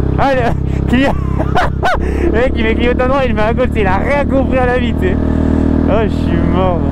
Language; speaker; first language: French; native; French